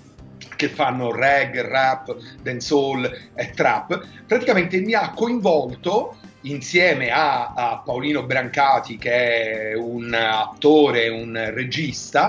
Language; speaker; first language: Italian; native; Italian